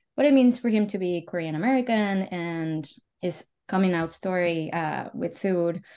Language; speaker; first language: English; early bilingual, other home language; Spanish